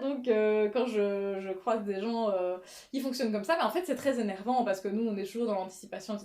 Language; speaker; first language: French; native; French